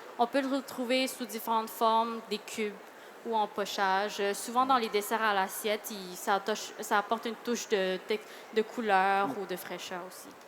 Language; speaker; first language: French; early bilingual, other home language; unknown